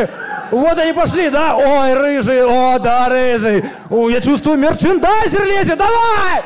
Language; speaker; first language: Russian; native; Russian